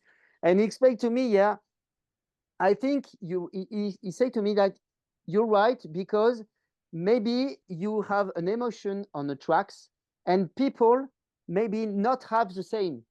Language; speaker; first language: English; non-native, learner; French